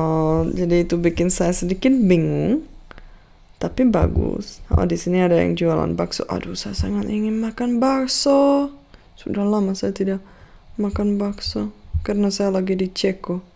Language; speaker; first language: Indonesian; non-native, fluent; Czech